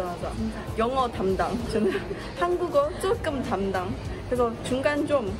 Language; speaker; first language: Korean; non-native, learner; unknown